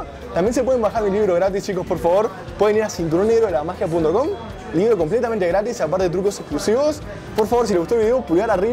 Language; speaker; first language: Spanish; native; Spanish